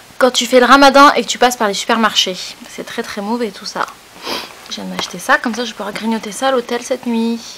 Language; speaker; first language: French; native; French